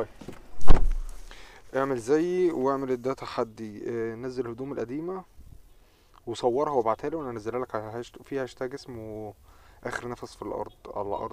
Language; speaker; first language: Arabic; native; Arabic